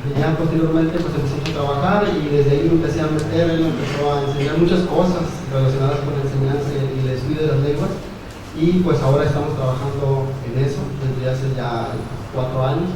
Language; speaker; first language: Spanish; native; Spanish